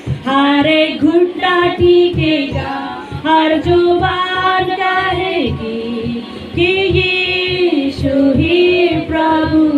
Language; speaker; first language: Hindi; native; Hindi